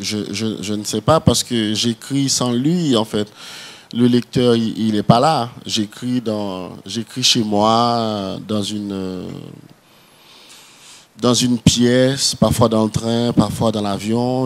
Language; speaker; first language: French; non-native, local second language; Haitian Creole